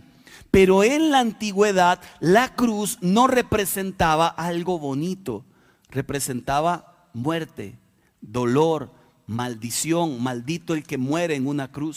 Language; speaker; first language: Spanish; native; Spanish